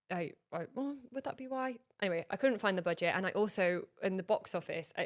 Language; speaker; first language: English; native; English